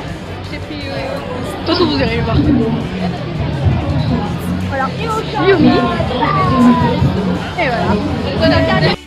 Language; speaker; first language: French; native; French